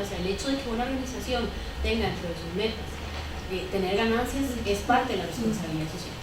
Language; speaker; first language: Spanish; native; Spanish